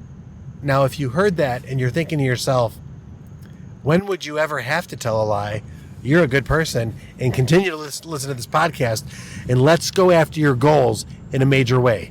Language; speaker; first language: English; native; English